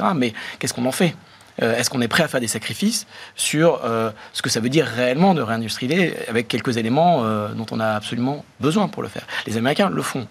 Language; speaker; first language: French; native; French